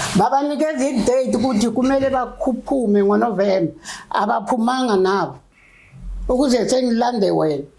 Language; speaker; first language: Zulu; native; Zulu